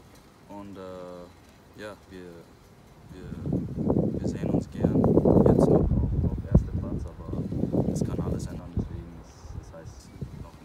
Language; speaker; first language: German; non-native, fluent; English